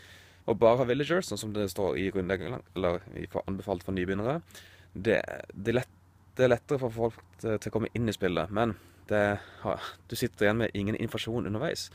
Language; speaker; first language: Norwegian; native; Norwegian